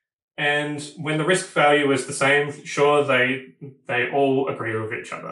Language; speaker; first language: English; native; English